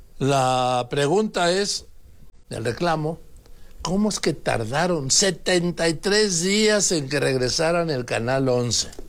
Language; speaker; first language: Spanish; native; Spanish